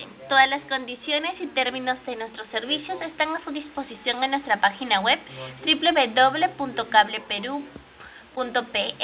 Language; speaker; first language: Spanish; native; Spanish